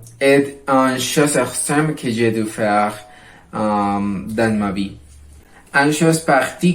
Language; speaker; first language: French; non-native, learner; Spanish